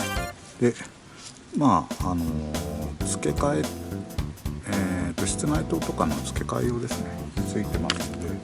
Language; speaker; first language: Japanese; native; Japanese